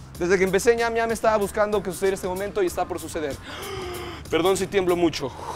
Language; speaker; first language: Spanish; native; Spanish